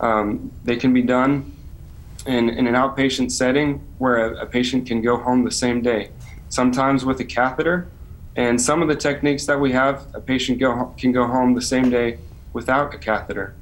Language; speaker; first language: English; native; English